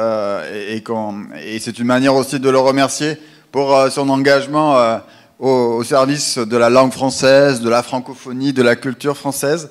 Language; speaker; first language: French; native; French